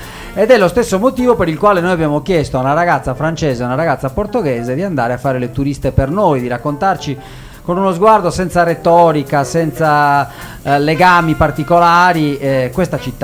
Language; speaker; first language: Italian; native; Italian